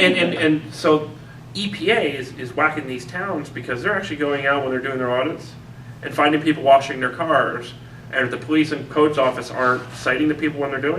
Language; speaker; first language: English; native; English